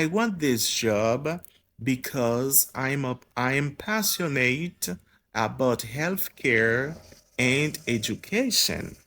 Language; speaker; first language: English; non-native, fluent; Haitian Creole